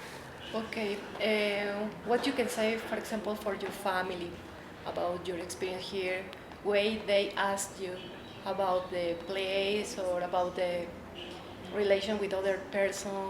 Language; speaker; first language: English; non-native, learner; Spanish